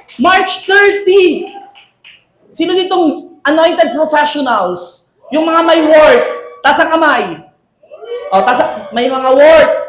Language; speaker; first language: Filipino; native; Filipino